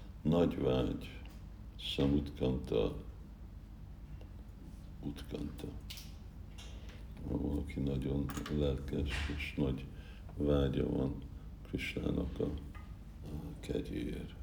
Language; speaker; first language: Hungarian; early bilingual, heritage; Hungarian